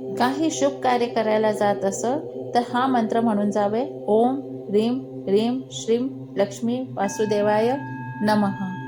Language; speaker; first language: Marathi; non-native, local second language; Hindi